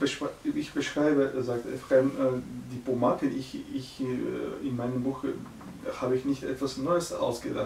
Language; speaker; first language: German; non-native, learner; Bulgarian